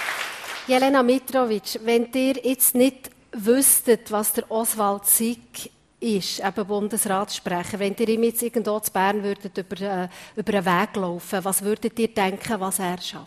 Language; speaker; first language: German; native; German